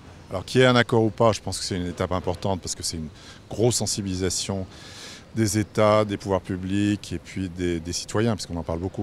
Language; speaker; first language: French; native; French